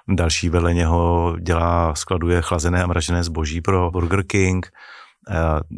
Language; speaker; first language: Czech; native; Czech